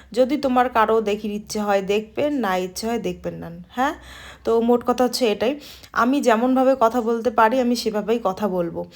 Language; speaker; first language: Bangla; non-native, local second language; Rangpuri